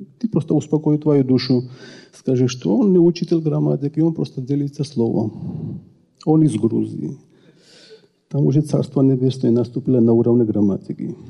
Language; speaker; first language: Russian; non-native, local second language; Georgian